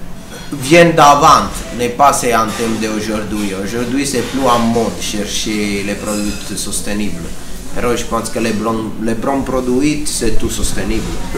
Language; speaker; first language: French; non-native, fluent; Italian